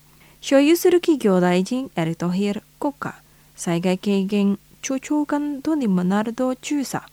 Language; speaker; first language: Japanese; non-native, fluent; Indonesian